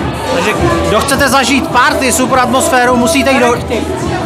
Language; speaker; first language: Czech; native; Czech